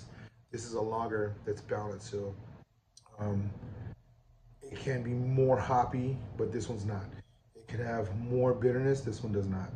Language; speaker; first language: English; native; English